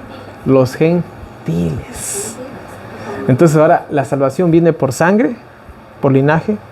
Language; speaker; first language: Spanish; native; Spanish